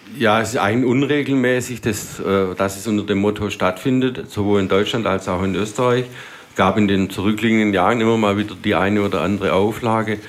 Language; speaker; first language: German; native; German